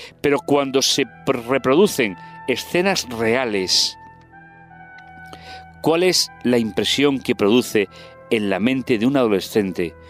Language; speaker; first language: Spanish; native; Spanish